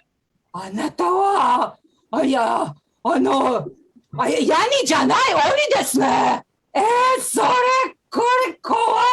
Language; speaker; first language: Japanese; non-native, learner; English